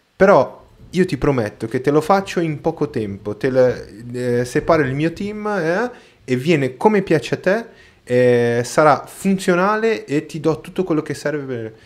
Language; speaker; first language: Italian; non-native, fluent; Portuguese